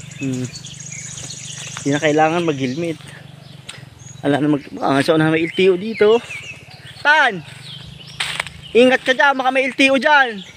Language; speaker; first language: Filipino; non-native, local second language; Bikol